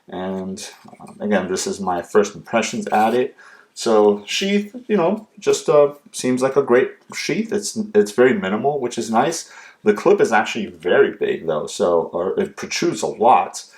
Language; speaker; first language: English; native; English